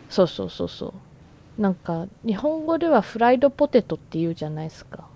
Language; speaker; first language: Japanese; early bilingual, heritage; Japanese